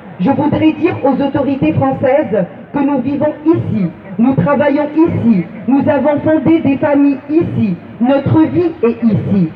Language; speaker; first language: French; non-native, local second language; Arabic